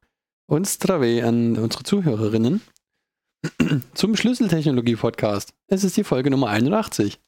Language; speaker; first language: German; native; German